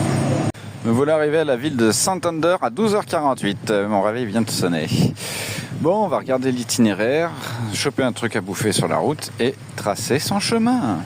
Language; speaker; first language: French; native; French